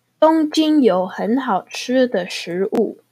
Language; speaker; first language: Chinese; non-native, learner; English